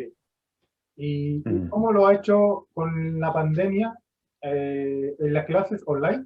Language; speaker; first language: Spanish; native; Spanish